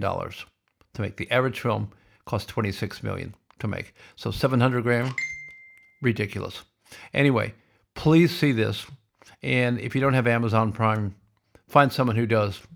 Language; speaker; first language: English; native; English